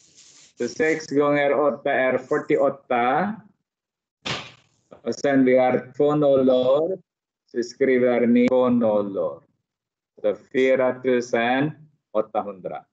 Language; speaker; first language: Swedish; non-native, fluent; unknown